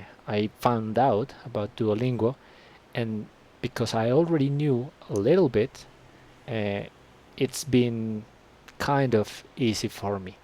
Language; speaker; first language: English; non-native, fluent; Spanish